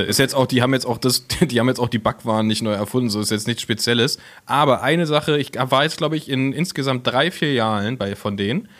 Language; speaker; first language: German; native; German